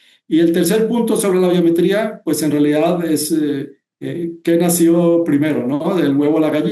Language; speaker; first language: Spanish; native; Spanish